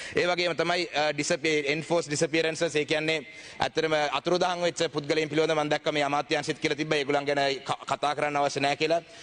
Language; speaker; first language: Sinhala; non-native, local second language; Tamil